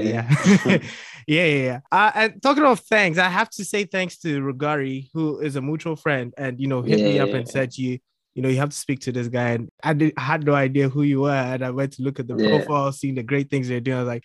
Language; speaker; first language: English; non-native, local second language; Akan